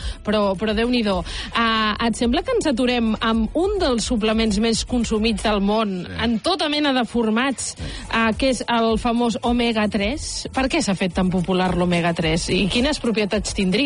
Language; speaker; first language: Catalan; native; Catalan